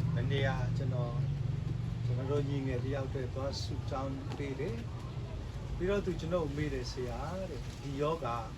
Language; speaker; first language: Burmese; non-native, local second language; S'gaw Karen